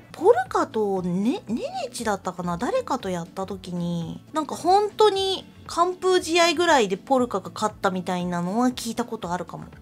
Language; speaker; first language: Japanese; native; Japanese